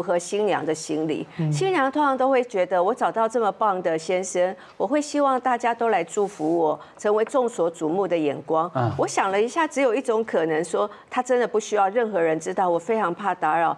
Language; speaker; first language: Chinese; native; Chinese